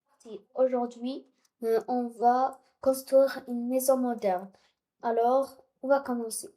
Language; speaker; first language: French; non-native, local second language; Arabic